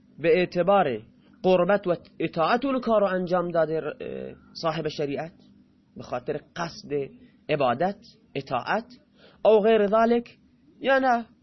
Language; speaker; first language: Persian; non-native, local second language; Baluchi